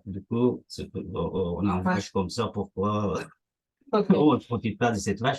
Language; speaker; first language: French; non-native, fluent; Persian